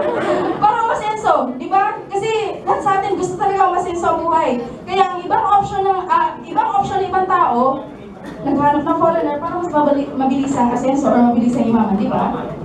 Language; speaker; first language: Filipino; non-native, local second language; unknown